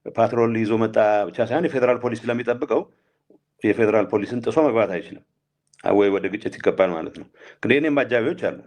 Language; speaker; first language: Amharic; non-native, local second language; Tigrinya